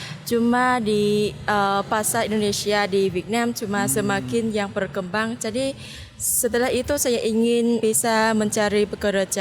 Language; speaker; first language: Indonesian; non-native, learner; Vietnamese